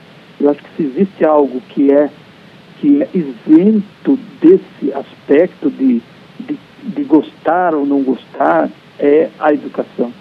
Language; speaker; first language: Portuguese; native; Portuguese